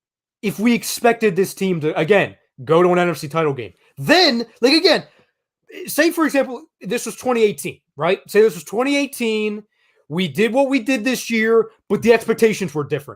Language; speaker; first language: English; native; English